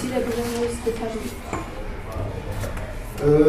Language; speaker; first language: French; non-native, learner; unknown